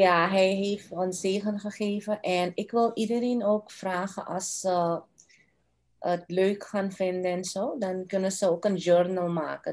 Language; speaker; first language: Dutch; non-native, local second language; Caribbean Hindustani